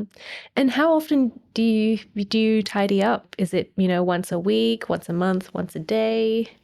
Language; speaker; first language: English; native; English